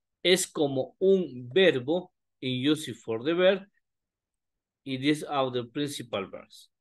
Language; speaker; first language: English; non-native, learner; Spanish